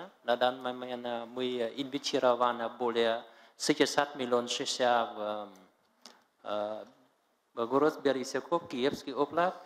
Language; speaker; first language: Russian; non-native, learner; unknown